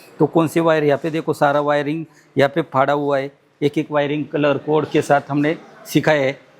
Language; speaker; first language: Hindi; non-native, local second language; Marathi